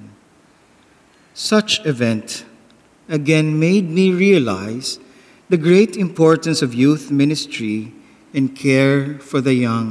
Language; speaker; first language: English; non-native, local second language; Bikol